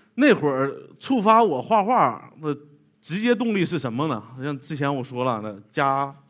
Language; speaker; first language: Chinese; native; Chinese